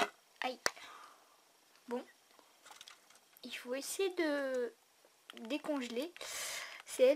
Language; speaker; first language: French; native; French